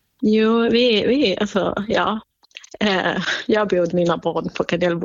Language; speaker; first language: Swedish; non-native, fluent; Central Kurdish